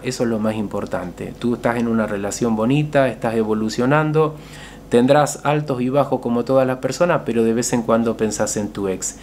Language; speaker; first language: Spanish; native; Spanish